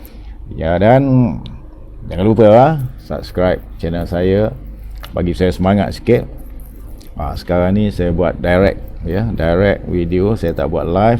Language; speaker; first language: Malay; native; Malay